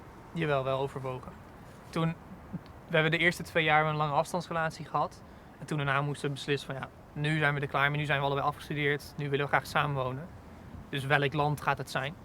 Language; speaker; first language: Dutch; native; Dutch